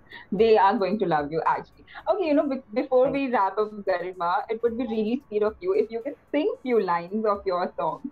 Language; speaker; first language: English; non-native, local second language; Hindi